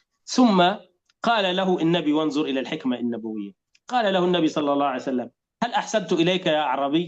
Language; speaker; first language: Arabic; native; Arabic